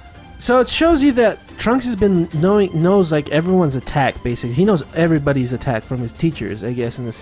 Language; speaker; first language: English; native; English